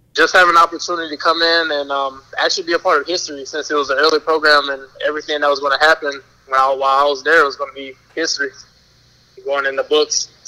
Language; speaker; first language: English; native; English